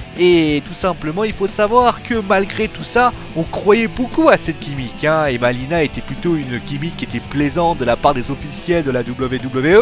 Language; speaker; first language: French; native; French